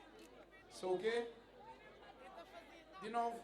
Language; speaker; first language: Portuguese; non-native, local second language; Kabuverdianu